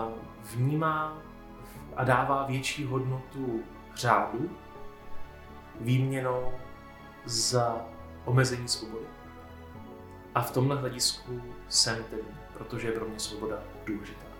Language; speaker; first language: Czech; native; Czech